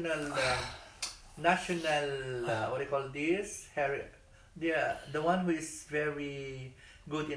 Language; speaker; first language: English; non-native, local second language; Iloko